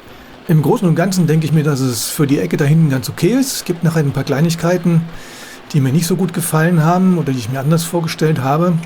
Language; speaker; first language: German; native; German